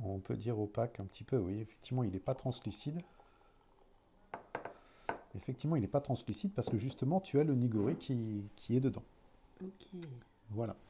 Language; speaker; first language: French; native; French